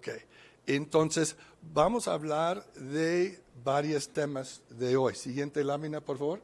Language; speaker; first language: Spanish; non-native, fluent; English